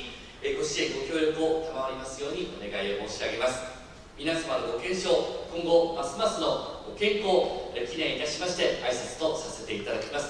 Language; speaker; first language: Japanese; native; Japanese